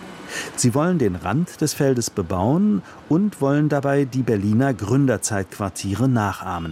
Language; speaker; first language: German; native; German